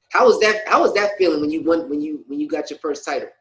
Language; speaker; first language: English; native; English